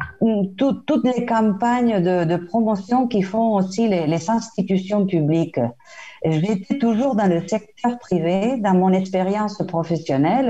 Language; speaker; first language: French; non-native, fluent; Spanish